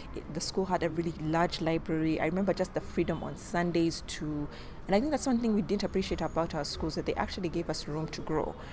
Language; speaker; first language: English; non-native, local second language; Ganda